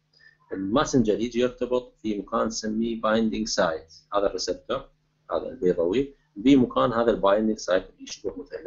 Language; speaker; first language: Arabic; native; Arabic